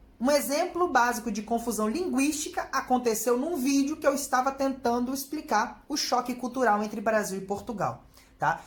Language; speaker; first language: Portuguese; native; Portuguese